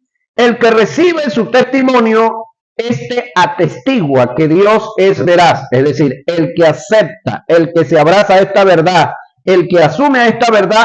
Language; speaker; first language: Spanish; native; Spanish